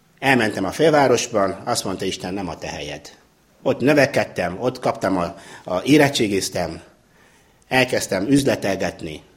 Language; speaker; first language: Hungarian; non-native, fluent; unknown